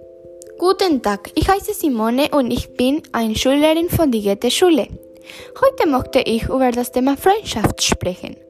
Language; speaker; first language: German; non-native, learner; English